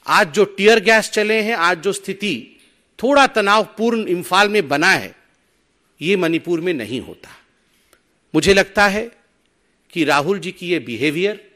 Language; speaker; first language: Hindi; non-native, local second language; Odia